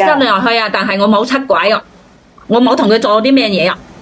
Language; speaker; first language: Cantonese; native; Cantonese